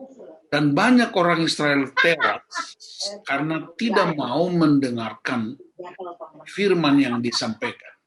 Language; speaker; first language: Indonesian; native; Indonesian